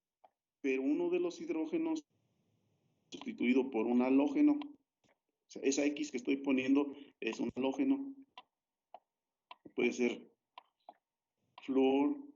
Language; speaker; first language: Spanish; native; Spanish